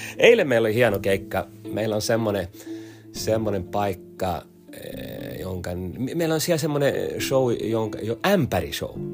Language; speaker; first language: Finnish; early bilingual, heritage; Swedish